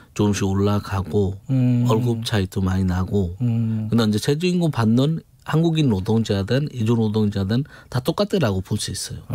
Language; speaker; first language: Korean; non-native, fluent; Bangla